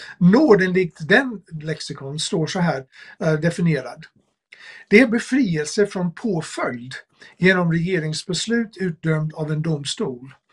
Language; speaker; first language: Swedish; non-native, fluent; English